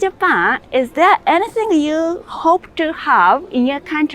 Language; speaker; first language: English; non-native, learner; Japanese